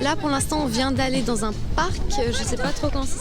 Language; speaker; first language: French; native; French